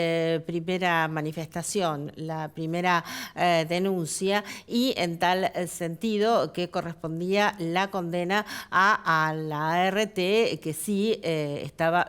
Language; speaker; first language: Spanish; native; Spanish